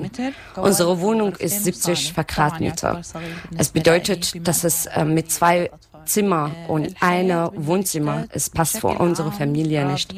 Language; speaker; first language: German; non-native, learner; Arabic